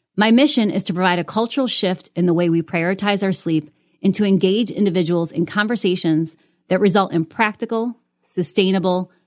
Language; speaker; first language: English; native; English